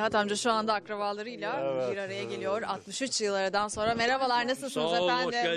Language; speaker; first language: Turkish; native; Turkish